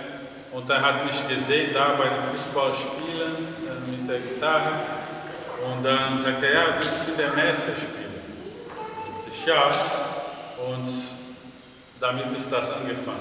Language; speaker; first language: German; non-native, fluent; Portuguese